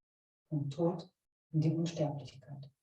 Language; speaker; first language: German; native; German